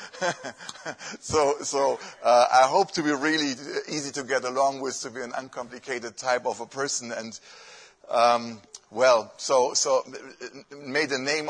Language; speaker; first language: English; non-native, fluent; German